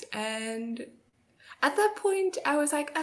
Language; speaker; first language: English; native; English